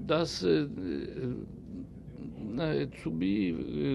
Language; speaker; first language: German; non-native, fluent; Italian